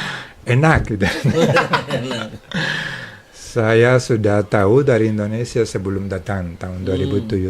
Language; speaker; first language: Indonesian; non-native, fluent; Spanish